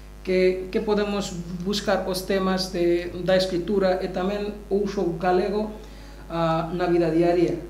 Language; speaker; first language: Galician; non-native, learner; Bangla